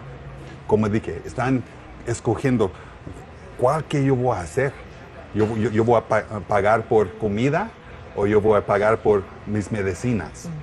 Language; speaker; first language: Spanish; non-native, learner; English